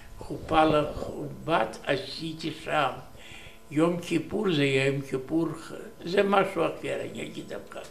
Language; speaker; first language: Hebrew; non-native, learner; Romanian